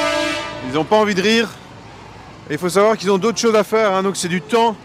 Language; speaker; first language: French; native; French